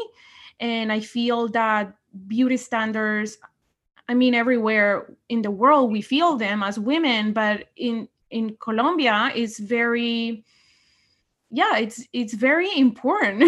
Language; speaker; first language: English; non-native, fluent; Spanish